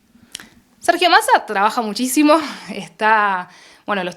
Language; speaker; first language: Spanish; native; Spanish